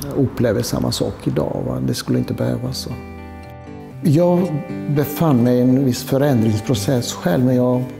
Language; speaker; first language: Swedish; non-native, fluent; Greek